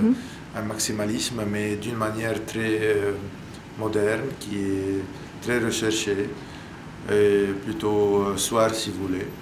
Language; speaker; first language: French; non-native, local second language; Arabic